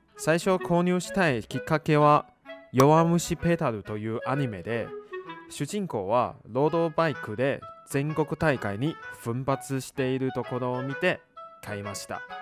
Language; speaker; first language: Japanese; non-native, learner; Chinese